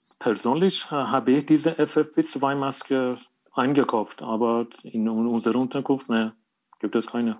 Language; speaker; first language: German; non-native, learner; Persian